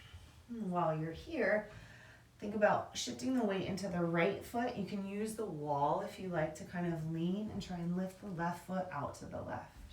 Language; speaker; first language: English; native; English